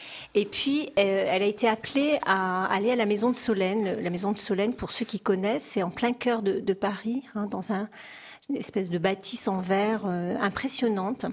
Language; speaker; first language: French; native; French